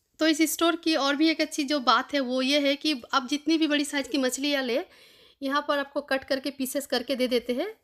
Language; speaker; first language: Hindi; non-native, local second language; Bangla